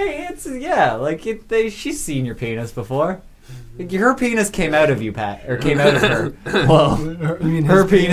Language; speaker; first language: English; native; English